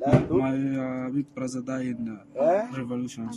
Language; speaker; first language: English; non-native, learner; Arabic